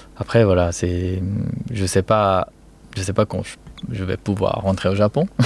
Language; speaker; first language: French; non-native, fluent; Japanese